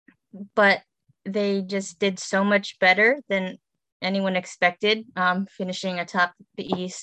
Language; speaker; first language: English; native; English